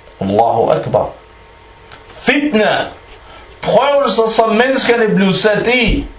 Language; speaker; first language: Danish; non-native, fluent; Arabic